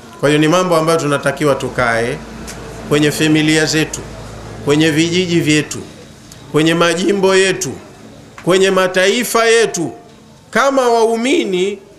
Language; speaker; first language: Swahili; native; Swahili